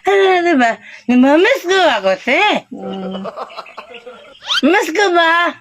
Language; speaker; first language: Filipino; non-native, local second language; Cebuano